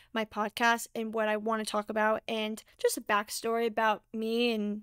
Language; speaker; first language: English; native; English